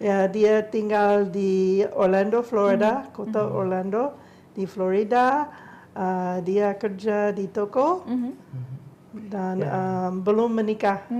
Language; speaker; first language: Indonesian; non-native, learner; English